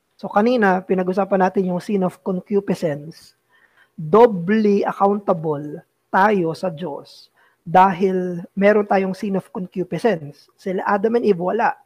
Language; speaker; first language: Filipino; native; Filipino